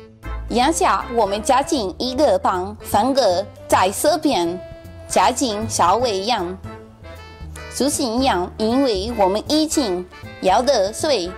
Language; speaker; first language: Chinese; non-native, learner; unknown